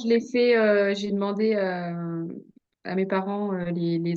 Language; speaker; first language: French; native; French